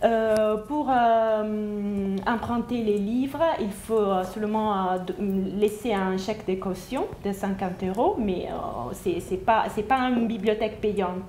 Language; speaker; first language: French; non-native, fluent; Italian